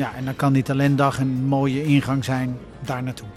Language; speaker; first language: Dutch; native; Dutch